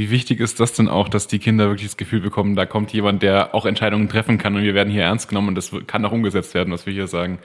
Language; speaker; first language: German; native; German